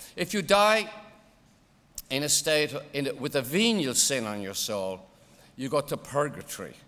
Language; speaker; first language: English; native; English